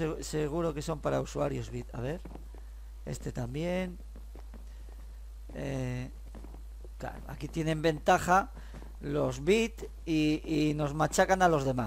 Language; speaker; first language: Spanish; native; Spanish